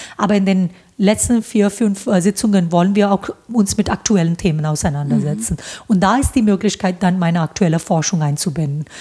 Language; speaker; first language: German; non-native, fluent; Hindi